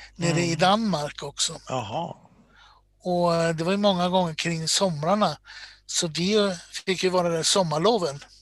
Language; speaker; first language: Swedish; native; Swedish